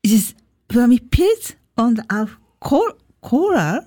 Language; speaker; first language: German; non-native, learner; Japanese